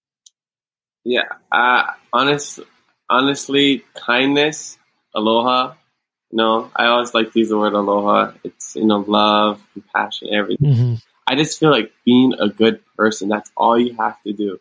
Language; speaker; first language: English; native; English